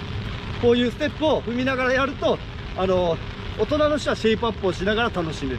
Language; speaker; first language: Japanese; native; Japanese